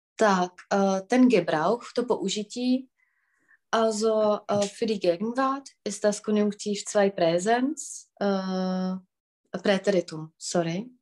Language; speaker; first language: German; non-native, fluent; Czech